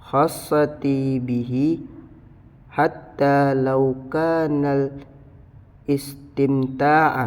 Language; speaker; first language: Arabic; non-native, learner; Indonesian